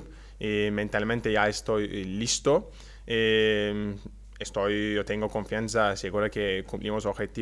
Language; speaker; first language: Spanish; non-native, learner; Turkish